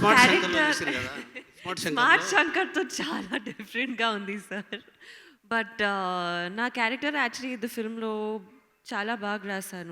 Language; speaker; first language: Telugu; non-native, learner; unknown